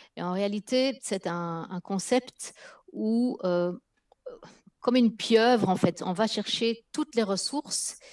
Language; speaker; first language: French; early bilingual, other home language; Dutch